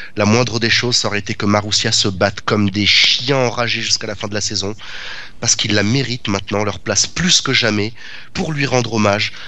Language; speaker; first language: French; native; French